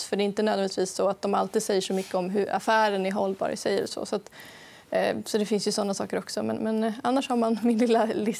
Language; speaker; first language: Swedish; native; Swedish